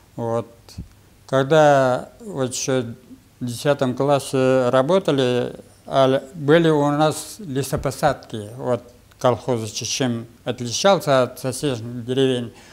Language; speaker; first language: Russian; non-native, local second language; Bashkir